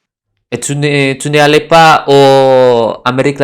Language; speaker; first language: French; non-native, fluent; Indonesian